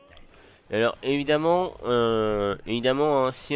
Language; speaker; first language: French; native; French